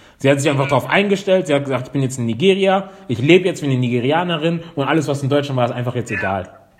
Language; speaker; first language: German; non-native, fluent; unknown